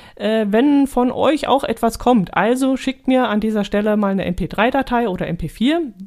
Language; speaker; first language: German; native; German